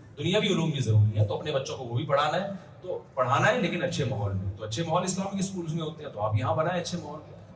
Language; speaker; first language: Urdu; native; Urdu